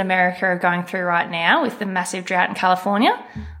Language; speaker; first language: English; native; English